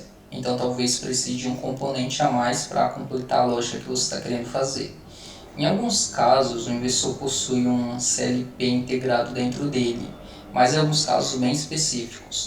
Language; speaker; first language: Portuguese; native; Portuguese